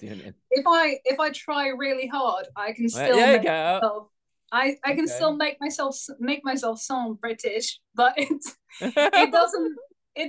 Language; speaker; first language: English; non-native, fluent; Croatian